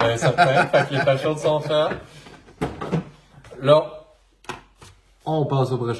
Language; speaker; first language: French; native; French